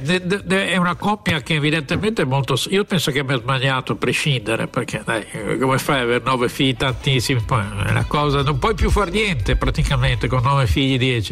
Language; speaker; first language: Italian; native; Italian